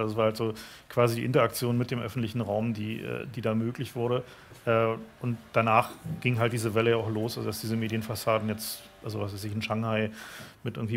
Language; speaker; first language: German; native; German